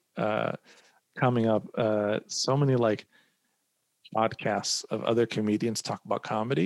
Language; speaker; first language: English; early bilingual, other home language; Somali